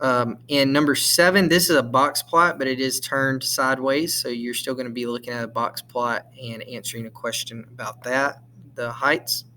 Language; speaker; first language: English; native; English